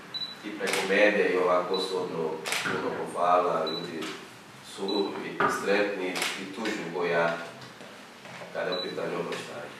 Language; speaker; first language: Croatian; non-native, fluent; Portuguese